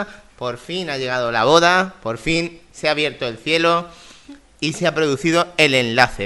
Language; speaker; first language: Spanish; native; Spanish